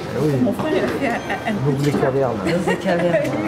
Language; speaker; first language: French; native; French